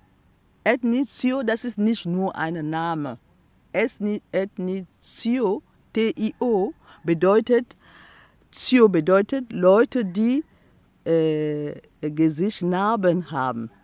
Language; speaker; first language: German; non-native, local second language; French